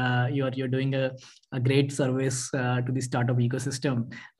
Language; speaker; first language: English; non-native, local second language; Hindi